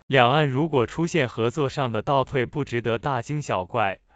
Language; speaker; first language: Chinese; native; Chinese